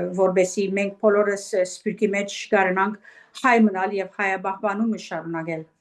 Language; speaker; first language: Armenian; early bilingual, heritage; Armenian